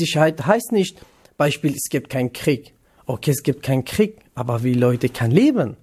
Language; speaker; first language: German; non-native, learner; Kurdish